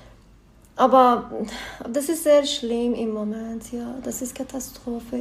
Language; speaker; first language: German; non-native, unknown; Persian